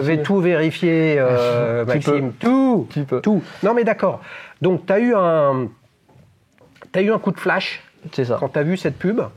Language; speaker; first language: French; native; French